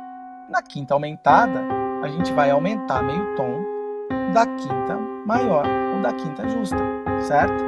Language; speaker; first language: Portuguese; native; Portuguese